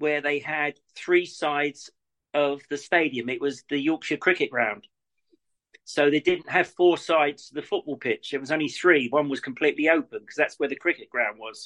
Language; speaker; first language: English; native; English